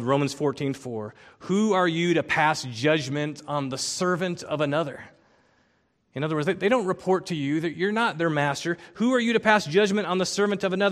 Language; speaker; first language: English; native; English